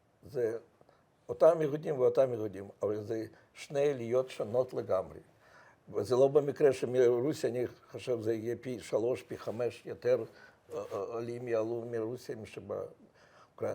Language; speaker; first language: Hebrew; non-native, fluent; Russian